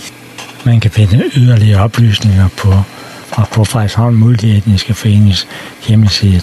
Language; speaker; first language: Danish; native; Danish